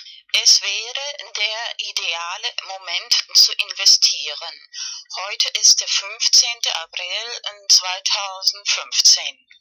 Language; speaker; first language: German; non-native, fluent; Spanish